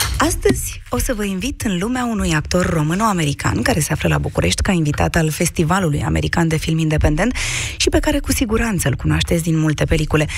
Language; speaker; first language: Romanian; native; Romanian